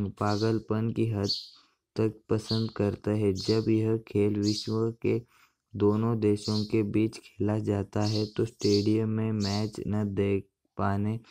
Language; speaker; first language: Hindi; non-native, local second language; Marathi